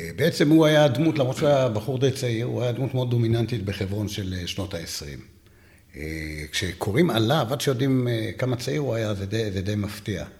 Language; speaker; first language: Hebrew; native; Hebrew